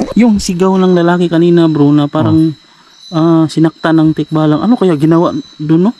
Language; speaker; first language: Filipino; native; Filipino